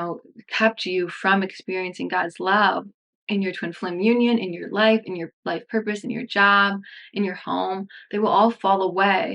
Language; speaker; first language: English; native; English